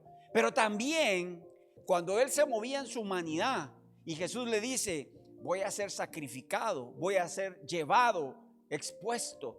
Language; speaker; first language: Spanish; native; Spanish